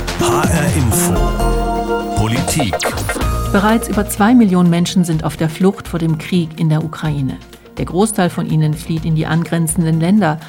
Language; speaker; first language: German; native; German